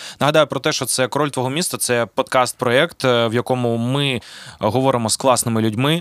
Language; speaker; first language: Ukrainian; native; Ukrainian